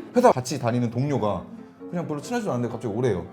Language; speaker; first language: Korean; native; Korean